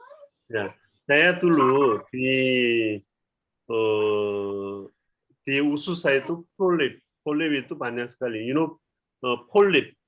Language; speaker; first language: Indonesian; non-native, learner; Korean